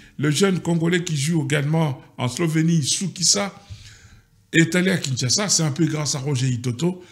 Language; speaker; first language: French; non-native, local second language; Lingala